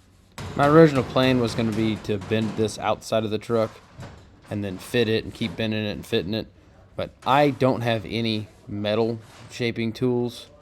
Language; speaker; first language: English; native; English